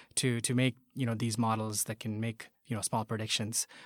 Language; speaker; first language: English; non-native, local second language; Bangla